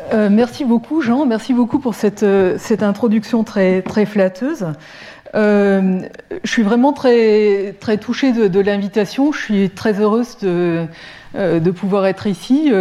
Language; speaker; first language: French; native; French